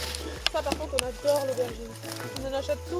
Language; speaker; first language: French; native; French